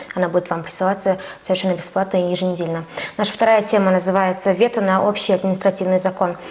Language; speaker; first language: Russian; non-native, fluent; Mongolian